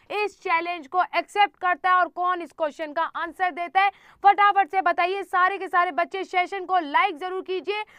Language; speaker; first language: Hindi; native; Hindi